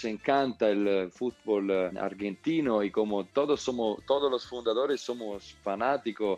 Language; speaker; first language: Spanish; non-native, fluent; Italian